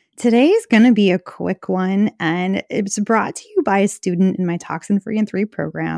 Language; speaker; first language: English; native; English